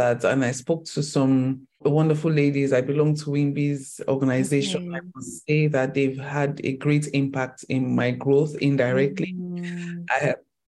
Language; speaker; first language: English; non-native, local second language; Yoruba